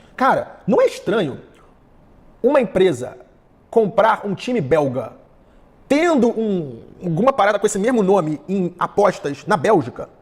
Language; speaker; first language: Portuguese; early bilingual, heritage; Portuguese